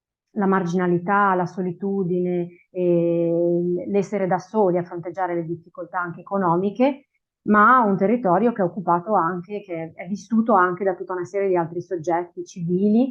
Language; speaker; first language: Italian; native; Italian